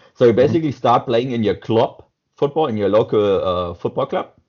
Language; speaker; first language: English; non-native, fluent; German